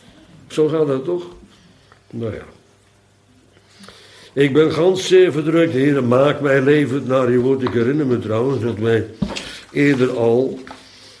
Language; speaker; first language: Dutch; native; Dutch